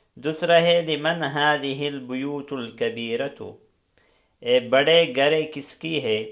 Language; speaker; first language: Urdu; non-native, local second language; Pashto